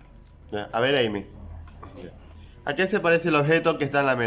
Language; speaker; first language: Spanish; native; Spanish